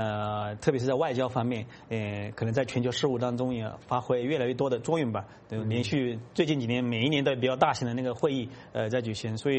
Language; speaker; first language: Chinese; native; Chinese